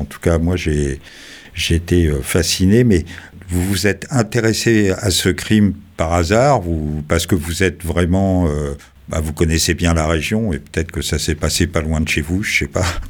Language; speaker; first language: French; native; French